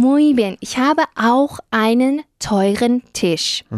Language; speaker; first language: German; non-native, fluent; Spanish